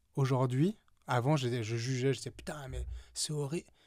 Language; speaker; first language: French; native; French